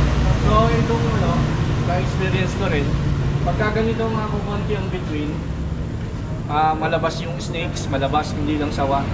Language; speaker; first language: Filipino; native; Filipino